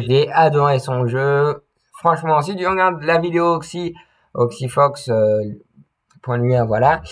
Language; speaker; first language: French; native; French